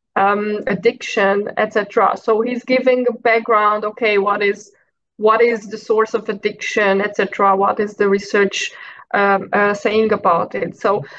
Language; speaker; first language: English; non-native, fluent; Hungarian